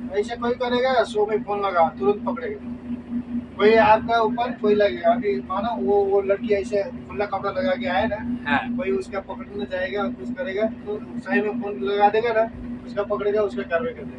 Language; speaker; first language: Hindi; non-native, learner; Bangla